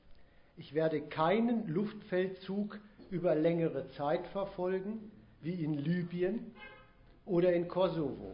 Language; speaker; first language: German; native; German